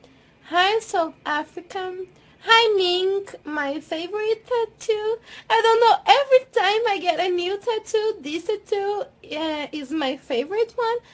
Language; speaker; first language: English; non-native, fluent; Portuguese